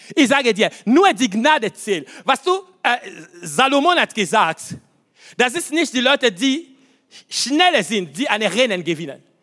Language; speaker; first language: German; non-native, learner; Lingala